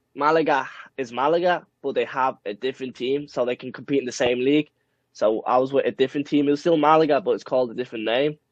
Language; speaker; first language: English; early bilingual, other home language; Spanish